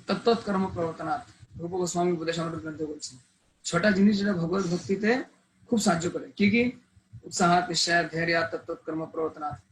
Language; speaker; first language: Bangla; non-native, local second language; Hindi